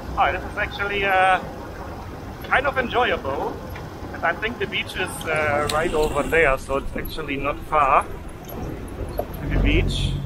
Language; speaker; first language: English; non-native, fluent; German